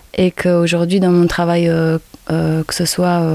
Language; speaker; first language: French; native; French